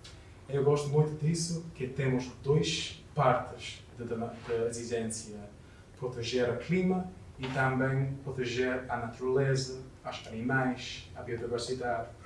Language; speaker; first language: Portuguese; non-native, learner; English